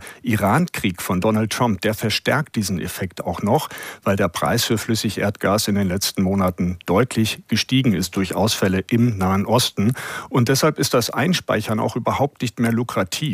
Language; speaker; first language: German; native; German